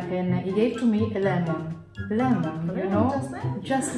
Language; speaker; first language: English; non-native, fluent; Italian